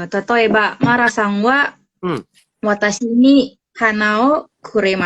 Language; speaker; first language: Japanese; non-native, learner; Indonesian